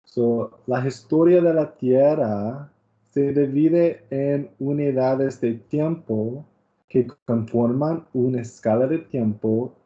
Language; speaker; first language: Spanish; non-native, learner; English